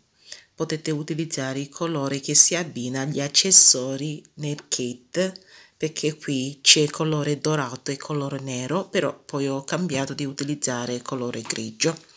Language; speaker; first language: Italian; non-native, fluent; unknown